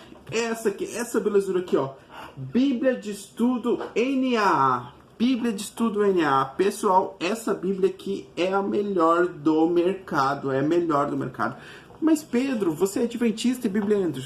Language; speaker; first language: Portuguese; native; Portuguese